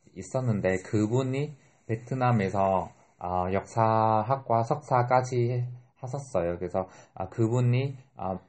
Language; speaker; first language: Korean; non-native, fluent; Vietnamese